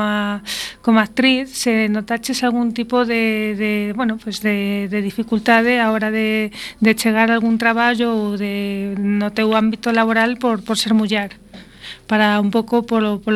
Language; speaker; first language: Spanish; native; Spanish